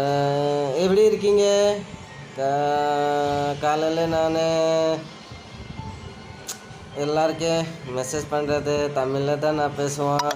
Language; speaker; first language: Tamil; non-native, learner; Assamese